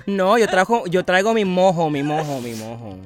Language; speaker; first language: Spanish; early bilingual, heritage; Spanish